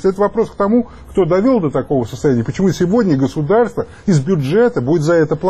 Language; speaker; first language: Russian; native; Russian